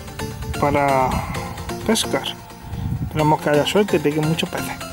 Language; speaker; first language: Spanish; native; Spanish